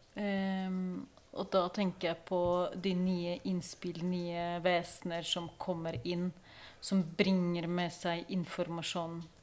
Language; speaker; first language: Norwegian; non-native, fluent; Ukrainian